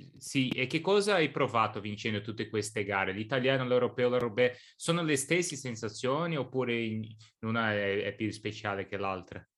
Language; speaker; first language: Italian; non-native, learner; Portuguese